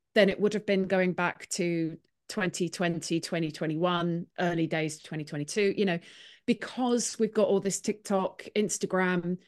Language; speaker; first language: English; native; English